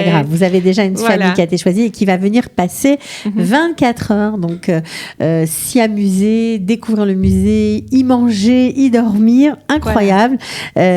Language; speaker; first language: French; native; French